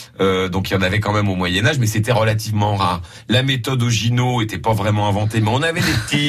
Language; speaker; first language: French; native; French